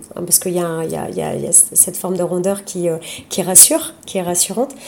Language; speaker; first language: French; native; French